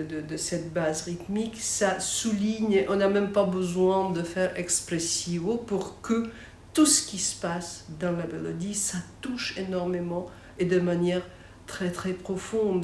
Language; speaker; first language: French; non-native, fluent; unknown